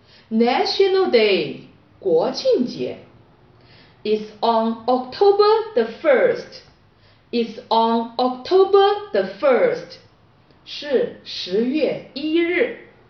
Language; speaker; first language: English; non-native, fluent; Chinese